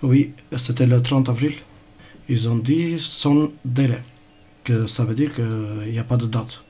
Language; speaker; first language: French; non-native, learner; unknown